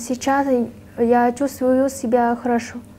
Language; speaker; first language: Russian; non-native, learner; Vietnamese